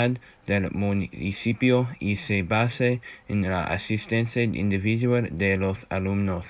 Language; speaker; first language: Spanish; non-native, learner; English